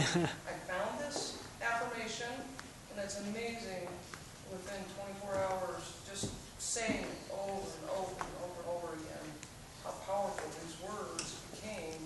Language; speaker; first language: English; native; English